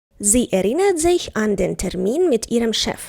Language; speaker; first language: German; non-native, fluent; Ukrainian